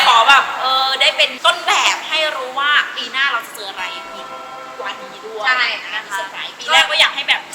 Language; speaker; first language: Thai; native; Thai